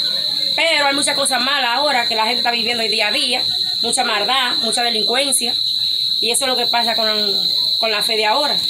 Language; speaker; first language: Spanish; native; Spanish